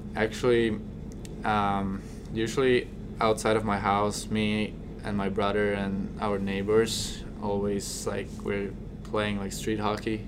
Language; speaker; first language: English; non-native, fluent; Swedish